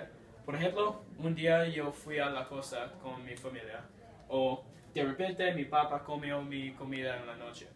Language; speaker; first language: Spanish; non-native, learner; English